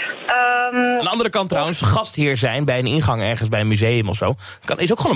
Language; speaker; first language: Dutch; native; Dutch